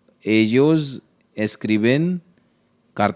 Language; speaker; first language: Spanish; non-native, learner; Hindi